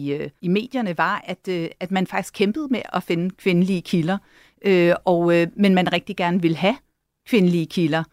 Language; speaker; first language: Danish; native; Danish